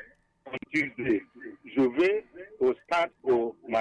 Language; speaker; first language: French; non-native, learner; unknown